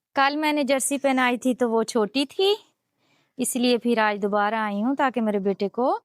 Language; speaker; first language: Urdu; non-native, local second language; Punjabi